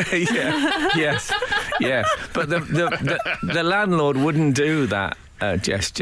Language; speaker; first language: English; native; English